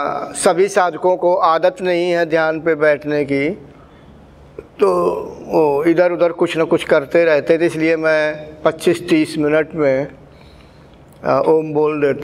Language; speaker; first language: Hindi; native; Hindi